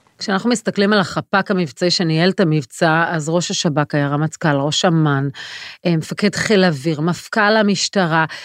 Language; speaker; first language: Hebrew; native; Hebrew